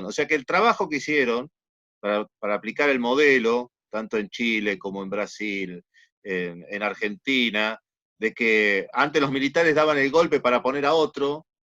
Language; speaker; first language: Spanish; native; Spanish